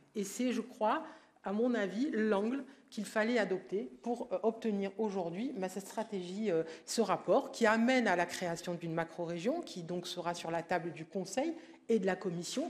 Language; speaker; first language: French; native; French